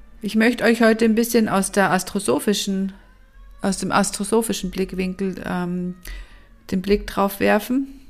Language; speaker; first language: German; native; German